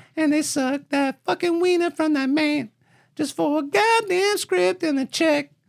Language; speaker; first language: English; native; English